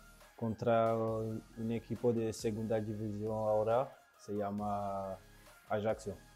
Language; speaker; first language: Spanish; non-native, learner; French